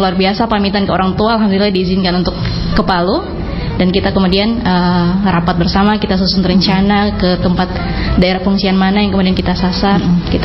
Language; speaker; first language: Indonesian; native; Indonesian